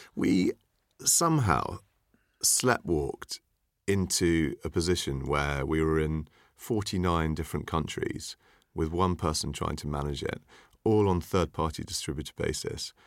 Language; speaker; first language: English; native; English